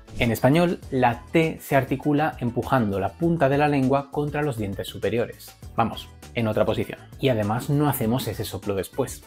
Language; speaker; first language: Spanish; native; Spanish